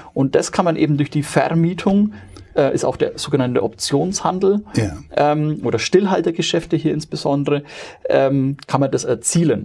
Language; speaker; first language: German; native; German